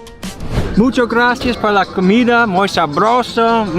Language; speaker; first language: Spanish; non-native, learner; English